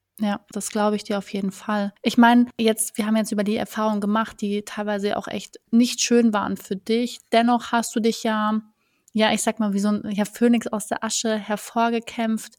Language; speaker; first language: German; native; German